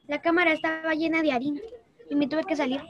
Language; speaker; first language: Spanish; native; Spanish